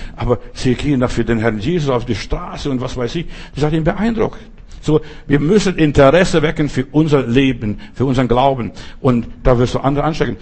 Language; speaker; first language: German; non-native, fluent; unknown